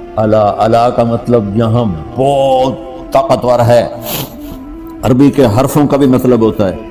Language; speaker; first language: Urdu; non-native, local second language; Punjabi